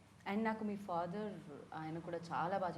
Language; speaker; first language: Telugu; native; Telugu